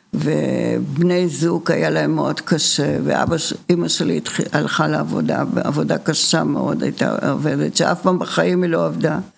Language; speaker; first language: Hebrew; early bilingual, other home language; Bulgarian